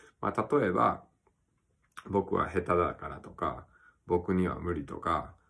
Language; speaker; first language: Japanese; early bilingual, other home language; English